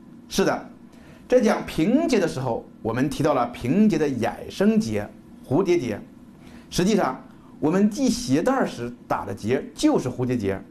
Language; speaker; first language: Chinese; native; Chinese